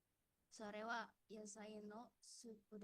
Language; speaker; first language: Japanese; non-native, learner; Indonesian